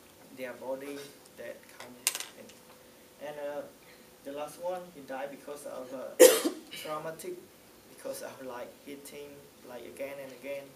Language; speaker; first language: English; non-native, learner; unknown